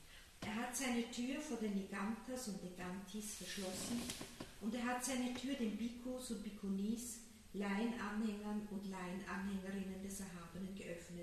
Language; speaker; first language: German; native; German